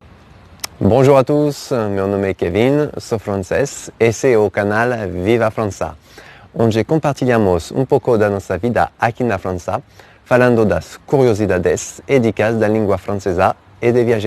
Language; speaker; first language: Portuguese; non-native, fluent; French